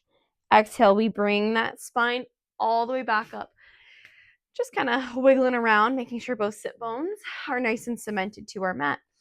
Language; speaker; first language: English; native; English